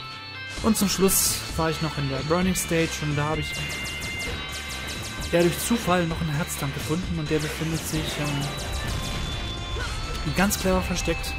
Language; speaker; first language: German; native; German